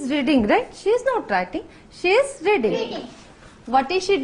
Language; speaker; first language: English; non-native, fluent; Gujarati